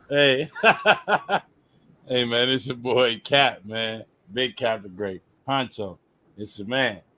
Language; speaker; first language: English; native; English